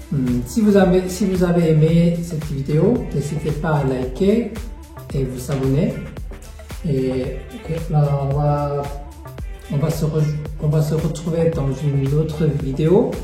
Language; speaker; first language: French; non-native, fluent; Korean